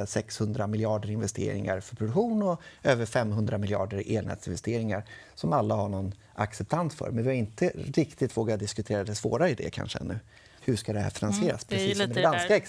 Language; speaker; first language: Swedish; native; Swedish